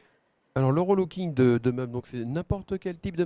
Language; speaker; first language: French; native; French